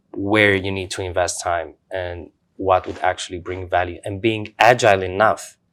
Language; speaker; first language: English; non-native, fluent; Romanian